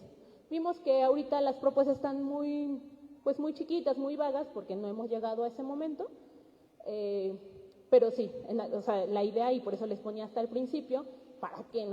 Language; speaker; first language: Spanish; native; Spanish